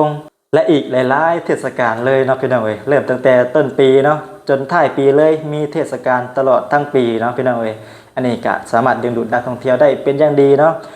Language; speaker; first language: Thai; non-native, local second language; Northeastern Thai